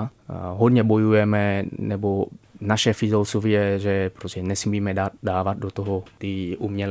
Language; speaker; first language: Czech; non-native, fluent; Vietnamese